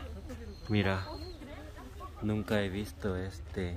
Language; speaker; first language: Spanish; non-native, fluent; Korean